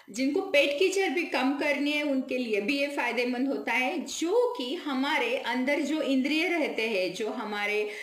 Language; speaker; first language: Hindi; non-native, local second language; Marathi